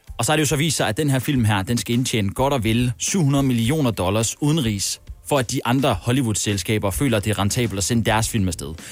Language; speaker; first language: Danish; native; Danish